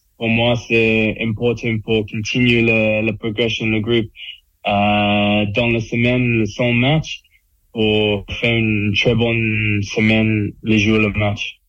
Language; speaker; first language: French; non-native, learner; English